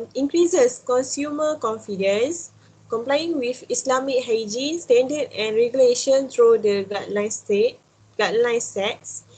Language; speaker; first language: English; non-native, local second language; Malay